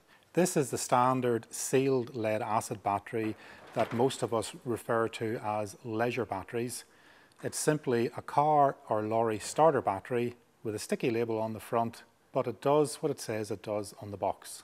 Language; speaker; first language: English; native; English